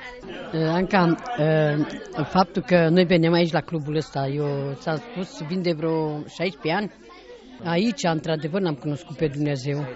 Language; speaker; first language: Romanian; native; Romanian